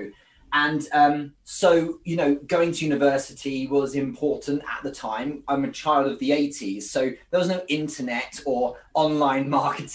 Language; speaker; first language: English; native; English